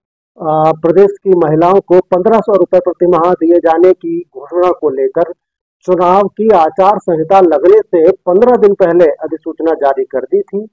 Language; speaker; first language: Hindi; native; Hindi